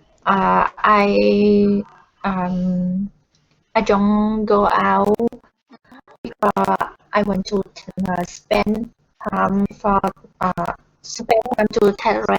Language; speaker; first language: English; non-native, learner; Vietnamese